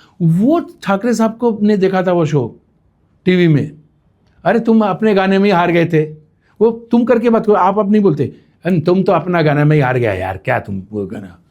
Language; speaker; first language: Hindi; non-native, local second language; Bangla